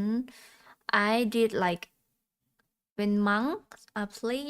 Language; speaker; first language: English; non-native, learner; Thai